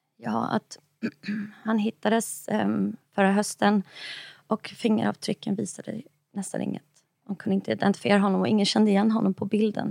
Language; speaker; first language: Swedish; native; Swedish